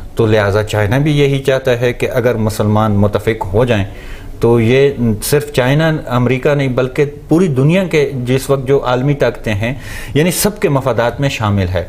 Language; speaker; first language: Urdu; non-native, local second language; Northern Hindko